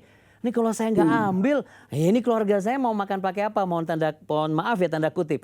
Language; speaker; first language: Indonesian; native; Indonesian